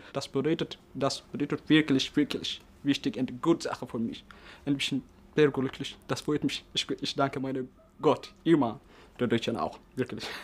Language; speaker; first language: German; non-native, learner; Tigrinya